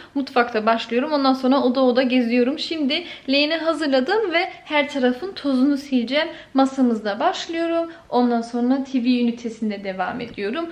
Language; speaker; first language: Turkish; early bilingual, heritage; Turkish